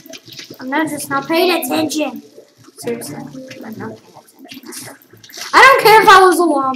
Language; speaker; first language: English; native; English